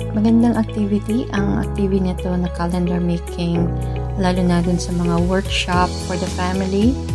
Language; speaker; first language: Filipino; native; Filipino